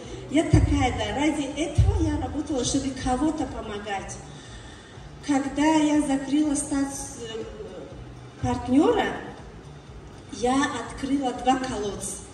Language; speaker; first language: Russian; non-native, learner; Tajik